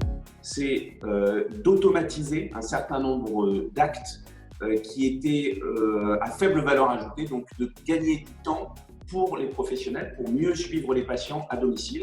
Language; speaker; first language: French; native; French